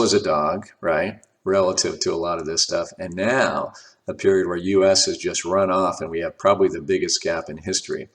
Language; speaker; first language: English; native; English